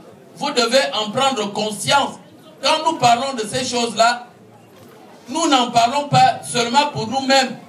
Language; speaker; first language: French; non-native, local second language; Fang